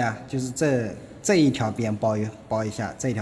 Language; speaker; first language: Chinese; native; Chinese